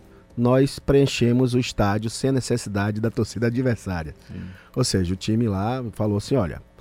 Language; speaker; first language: Portuguese; native; Portuguese